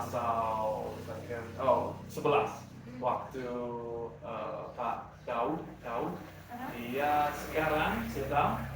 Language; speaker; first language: Indonesian; non-native, learner; English